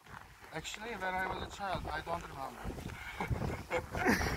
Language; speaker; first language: English; non-native, learner; Turkish